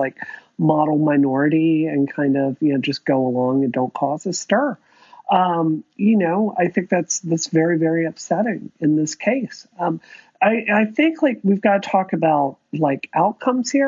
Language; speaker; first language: English; native; English